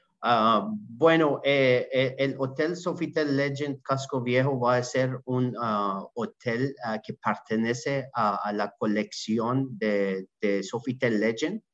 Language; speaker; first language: Spanish; non-native, learner; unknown